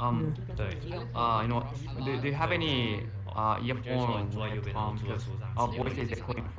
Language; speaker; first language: English; non-native, learner; Japanese